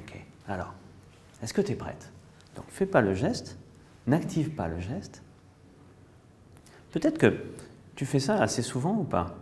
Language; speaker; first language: French; native; French